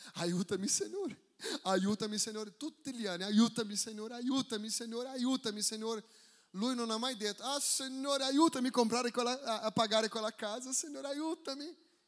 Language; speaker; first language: Italian; non-native, fluent; Portuguese